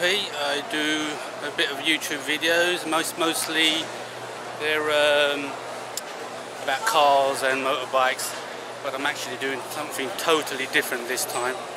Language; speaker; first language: English; native; English